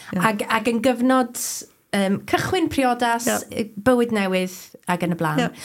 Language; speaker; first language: Welsh; native; Welsh